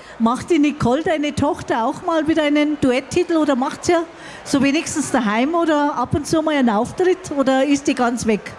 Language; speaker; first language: German; native; German